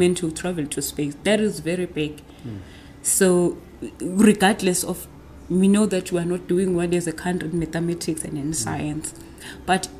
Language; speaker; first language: English; non-native, local second language; Zulu